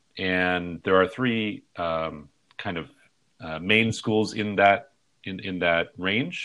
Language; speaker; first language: English; native; English